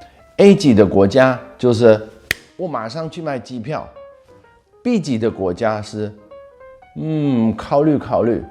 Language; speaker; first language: Chinese; non-native, fluent; Dutch